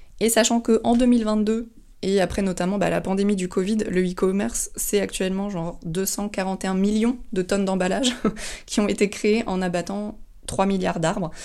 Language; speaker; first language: French; native; French